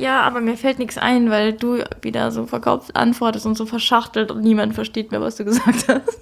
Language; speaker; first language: German; native; German